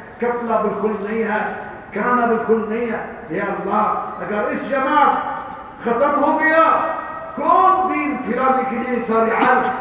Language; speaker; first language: Urdu; non-native, learner; Arabic